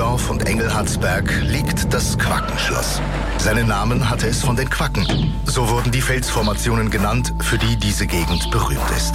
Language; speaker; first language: German; native; German